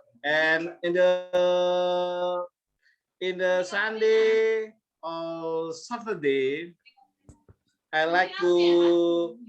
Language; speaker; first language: English; non-native, learner; Indonesian